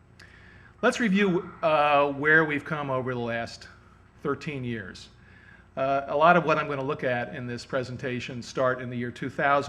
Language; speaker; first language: English; native; English